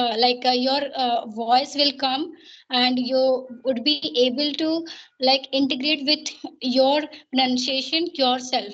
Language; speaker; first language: English; non-native, learner; Hindi